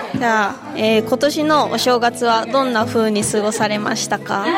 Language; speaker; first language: Japanese; native; Japanese